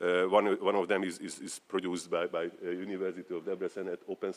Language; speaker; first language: English; non-native, fluent; Hungarian